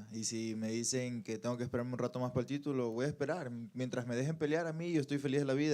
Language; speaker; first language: Spanish; native; Spanish